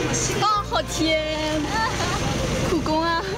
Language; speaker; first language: Chinese; non-native, local second language; Cantonese